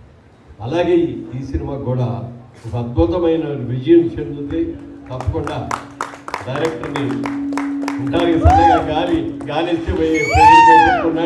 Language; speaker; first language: Telugu; native; Telugu